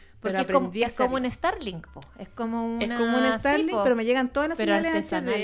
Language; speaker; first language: Spanish; native; Spanish